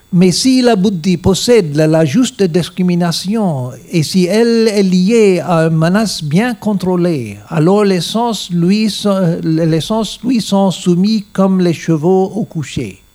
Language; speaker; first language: French; non-native, learner; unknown